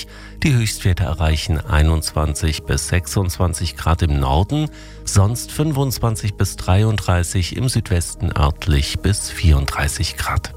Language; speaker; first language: German; native; German